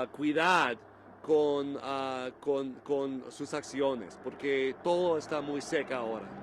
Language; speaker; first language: Spanish; non-native, learner; English